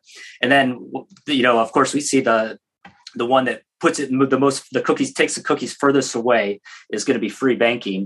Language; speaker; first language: English; native; English